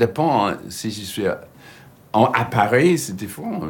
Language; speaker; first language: French; non-native, fluent; English